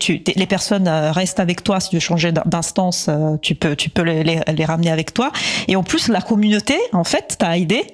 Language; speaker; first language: French; native; French